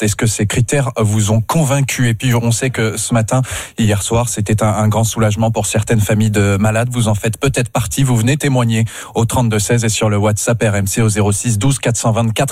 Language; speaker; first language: French; native; French